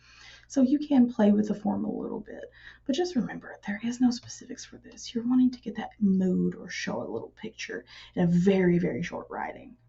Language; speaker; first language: English; native; English